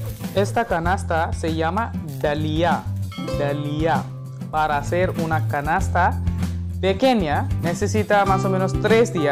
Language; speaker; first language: Spanish; non-native, learner; Hindi